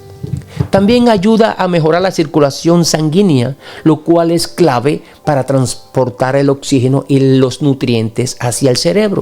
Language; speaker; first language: Spanish; native; Spanish